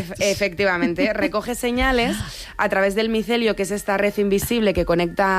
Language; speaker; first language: Spanish; native; Spanish